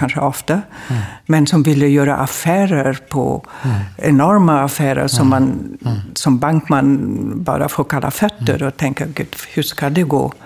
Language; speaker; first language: Swedish; non-native, fluent; German